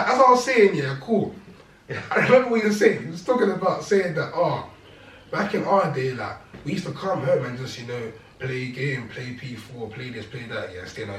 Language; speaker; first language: English; native; English